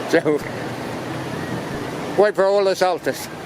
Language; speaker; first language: Spanish; non-native, learner; English